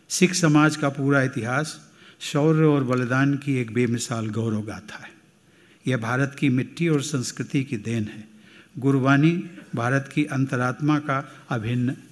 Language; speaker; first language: Hindi; native; Hindi